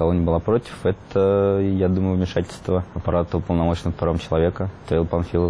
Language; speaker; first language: Russian; native; Russian